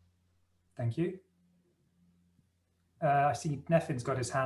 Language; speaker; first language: English; native; English